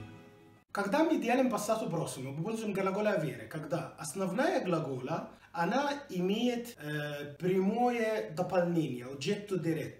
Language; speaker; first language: Russian; non-native, fluent; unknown